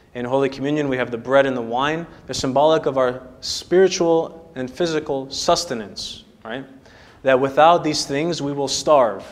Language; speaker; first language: English; native; English